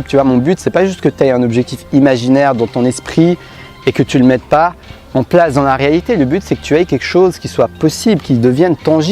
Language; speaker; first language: French; native; French